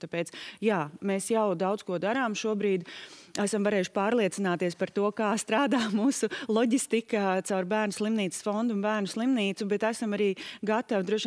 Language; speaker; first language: Latvian; native; Latvian